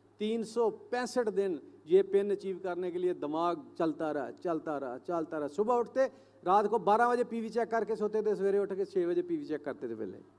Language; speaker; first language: Hindi; native; Hindi